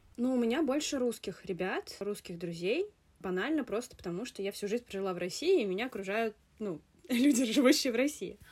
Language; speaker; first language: Russian; native; Russian